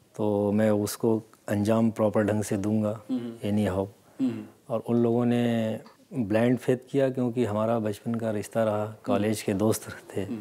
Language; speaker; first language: Hindi; native; Hindi